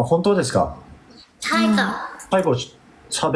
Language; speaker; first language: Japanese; non-native, learner; Thai